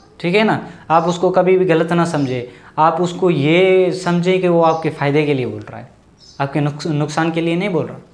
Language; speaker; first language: Urdu; non-native, local second language; Sindhi